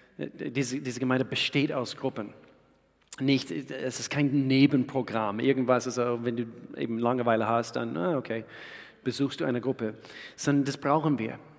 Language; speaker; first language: German; non-native, fluent; English